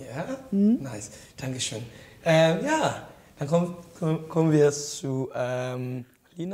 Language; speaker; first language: German; non-native, learner; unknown